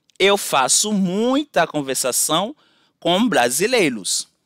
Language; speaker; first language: Portuguese; non-native, fluent; Haitian Creole